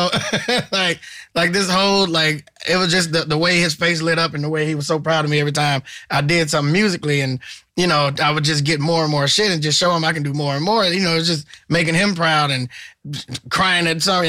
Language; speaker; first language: English; native; English